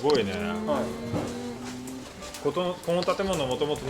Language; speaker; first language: Japanese; non-native, fluent; Russian